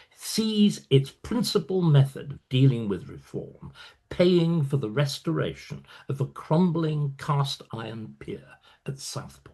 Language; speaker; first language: English; native; English